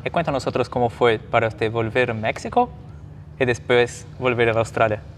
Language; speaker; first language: Spanish; non-native, learner; Portuguese